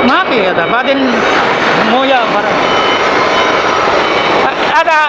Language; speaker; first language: Arabic; non-native, learner; Filipino